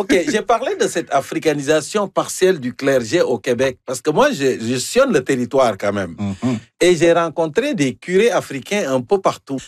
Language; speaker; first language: French; native; French